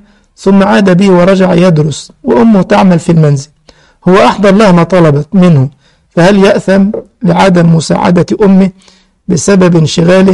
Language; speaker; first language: Arabic; native; Arabic